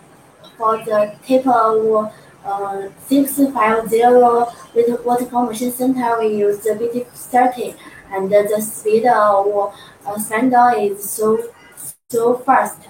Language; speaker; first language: English; non-native, learner; Chinese